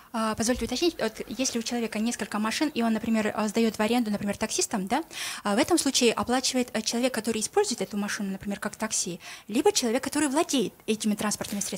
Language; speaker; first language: Russian; non-native, local second language; Kyrgyz